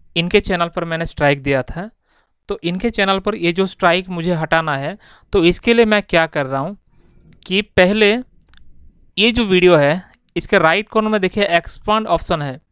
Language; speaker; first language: Hindi; non-native, local second language; Bangla